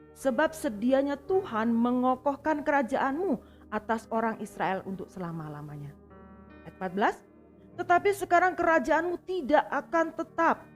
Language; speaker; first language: Indonesian; native; Indonesian